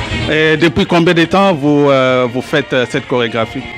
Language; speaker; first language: French; native; French